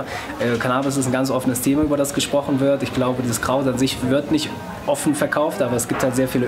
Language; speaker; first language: German; native; German